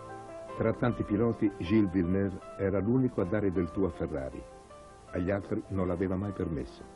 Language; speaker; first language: Italian; native; Italian